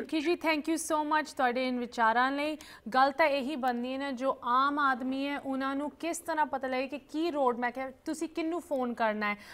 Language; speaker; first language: Punjabi; early bilingual, heritage; Punjabi